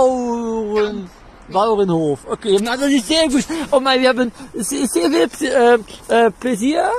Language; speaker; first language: German; non-native, learner; Dutch